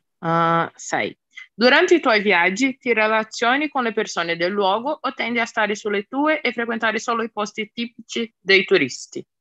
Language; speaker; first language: Italian; non-native, fluent; Portuguese